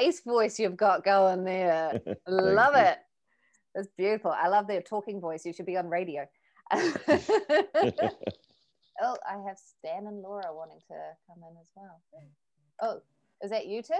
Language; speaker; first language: English; native; English